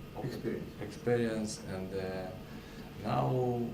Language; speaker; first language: English; non-native, learner; Russian